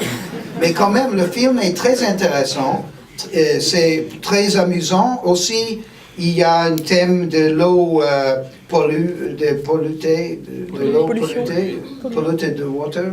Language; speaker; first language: French; non-native, fluent; English